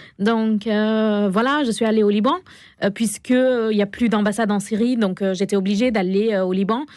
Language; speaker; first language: French; non-native, fluent; Arabic